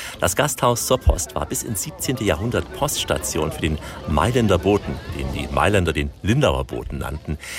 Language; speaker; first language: German; native; German